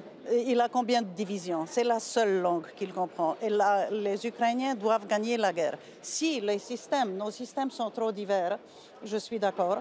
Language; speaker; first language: French; non-native, fluent; Polish